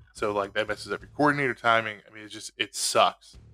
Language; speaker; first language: English; native; English